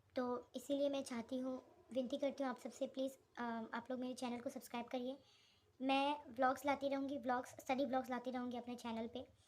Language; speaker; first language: Hindi; non-native, local second language; Assamese